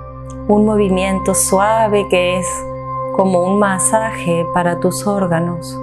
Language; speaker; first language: Spanish; native; Spanish